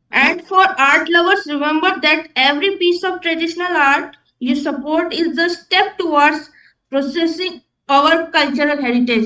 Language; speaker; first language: English; non-native, local second language; Bangla